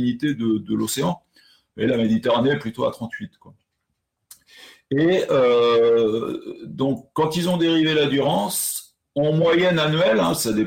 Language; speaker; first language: French; native; French